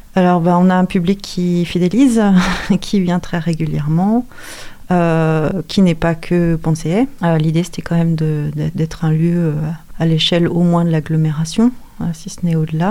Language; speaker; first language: French; native; French